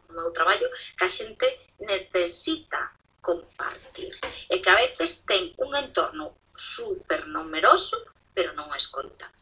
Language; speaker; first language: Galician; non-native, local second language; Spanish